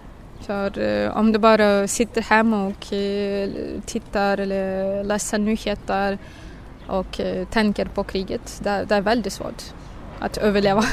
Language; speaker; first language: Swedish; non-native, fluent; Russian